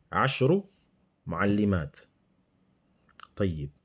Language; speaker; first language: Arabic; non-native, fluent; English